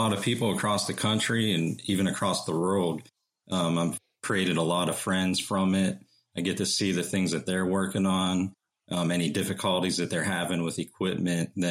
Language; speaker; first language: English; native; English